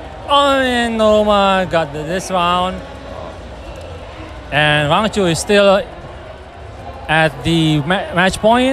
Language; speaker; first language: English; non-native, fluent; Indonesian